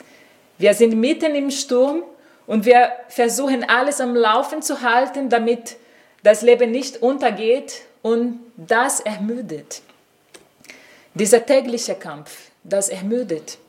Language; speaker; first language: German; non-native, fluent; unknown